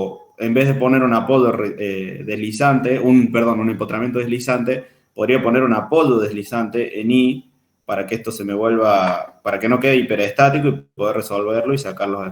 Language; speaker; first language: Spanish; native; Spanish